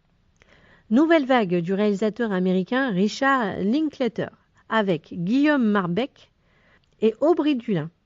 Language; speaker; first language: French; native; French